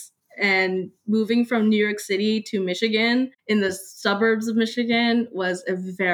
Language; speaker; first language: English; early bilingual, other home language; Cantonese